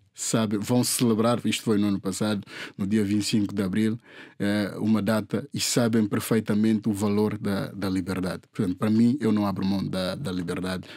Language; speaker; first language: Portuguese; non-native, local second language; Upper Guinea Crioulo